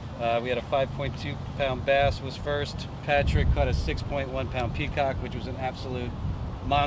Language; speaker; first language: English; native; English